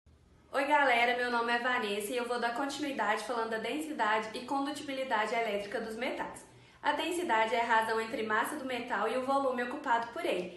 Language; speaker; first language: Portuguese; native; Portuguese